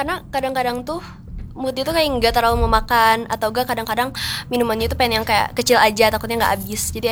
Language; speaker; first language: English; non-native, fluent; Indonesian